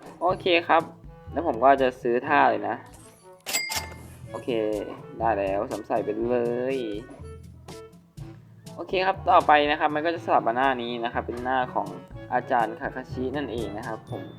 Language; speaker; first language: Thai; native; Thai